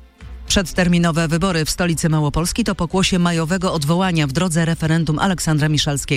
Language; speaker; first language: Polish; native; Polish